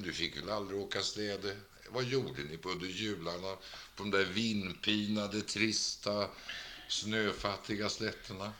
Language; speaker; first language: Swedish; native; Swedish